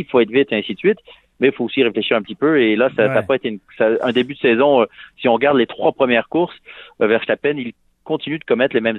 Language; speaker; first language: French; native; French